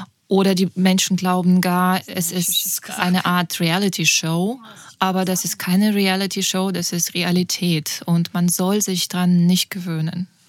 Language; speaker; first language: German; non-native, fluent; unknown